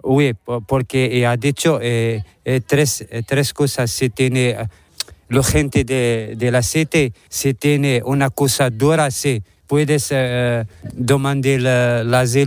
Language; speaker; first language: Spanish; non-native, learner; Arabic